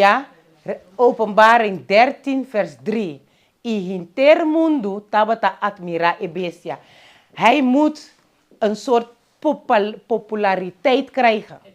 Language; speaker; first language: Dutch; non-native, local second language; Papiamento